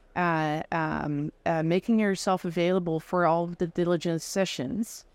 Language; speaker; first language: English; non-native, fluent; Dutch